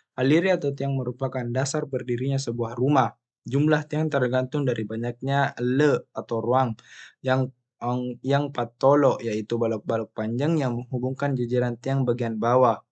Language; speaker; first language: Indonesian; non-native, local second language; Buginese